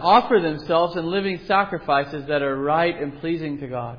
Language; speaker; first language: English; native; English